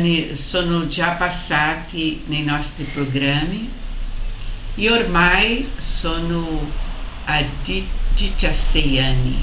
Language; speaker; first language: Italian; non-native, fluent; Portuguese